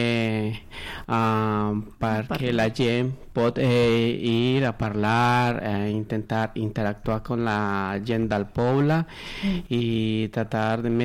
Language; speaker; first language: Catalan; non-native, learner; Spanish